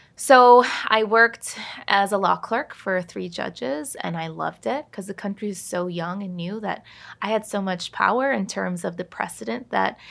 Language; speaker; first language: English; native; English